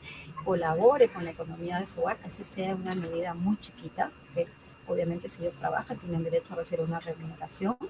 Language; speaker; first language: Spanish; native; Spanish